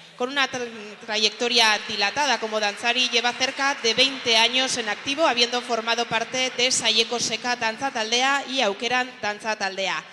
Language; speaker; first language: Spanish; native; Spanish